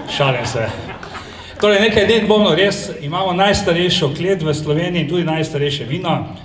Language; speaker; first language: Slovenian; native; Slovenian